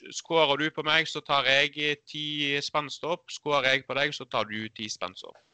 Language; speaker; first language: Norwegian; early bilingual, other home language; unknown